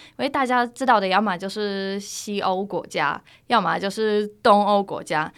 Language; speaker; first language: Chinese; non-native, fluent; Polish